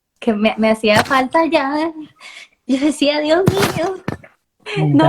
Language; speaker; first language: Spanish; native; Spanish